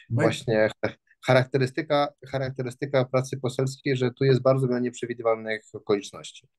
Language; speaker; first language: Polish; native; Polish